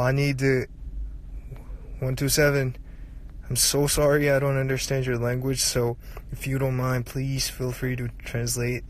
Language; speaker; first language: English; non-native, fluent; Korean